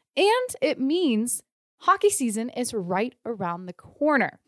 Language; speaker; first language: English; native; English